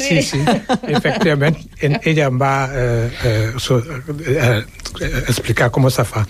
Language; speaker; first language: Catalan; non-native, fluent; Wolof